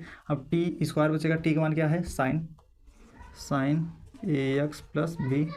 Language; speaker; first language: Hindi; native; Hindi